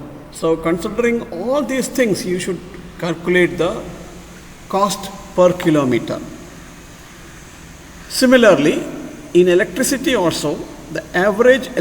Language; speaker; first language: English; non-native, local second language; Malayalam